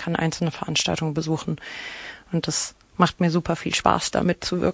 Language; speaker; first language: German; native; German